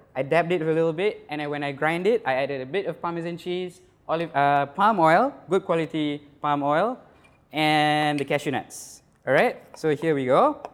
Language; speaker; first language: English; non-native, local second language; Malay